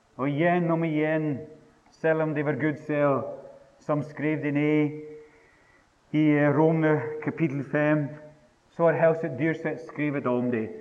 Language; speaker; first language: Norwegian; non-native, fluent; English